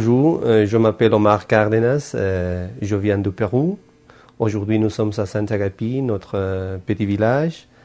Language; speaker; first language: French; non-native, fluent; Spanish